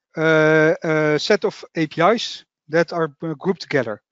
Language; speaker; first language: English; non-native, fluent; Dutch